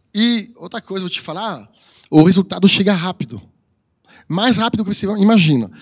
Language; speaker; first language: Portuguese; non-native, fluent; French